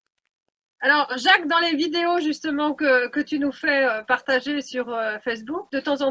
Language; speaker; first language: French; native; French